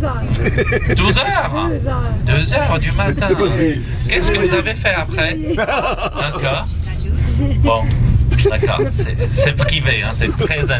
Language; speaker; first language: French; non-native, fluent; Chinese